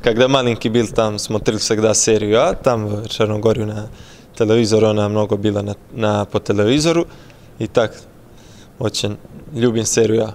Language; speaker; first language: Russian; non-native, learner; Serbian